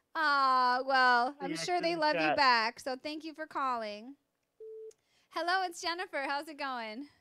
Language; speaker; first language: English; native; English